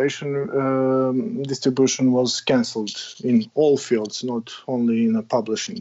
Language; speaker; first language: English; non-native, learner; Serbian